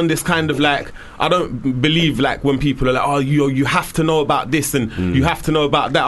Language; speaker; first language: English; native; English